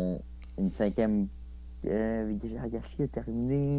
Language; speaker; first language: French; native; French